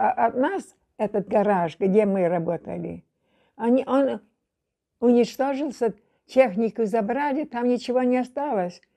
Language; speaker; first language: Russian; non-native, local second language; German